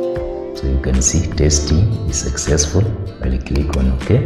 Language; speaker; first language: English; native; English